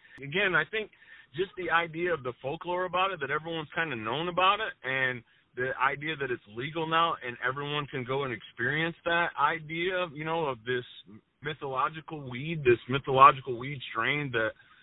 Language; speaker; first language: English; native; English